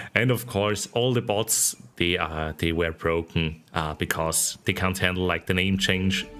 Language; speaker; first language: English; non-native, fluent; German